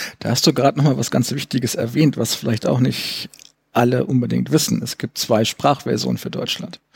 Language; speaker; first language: German; native; German